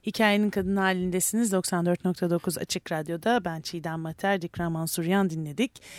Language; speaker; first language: Turkish; native; Turkish